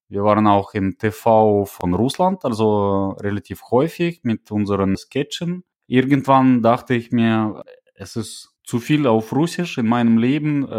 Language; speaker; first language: German; non-native, fluent; Russian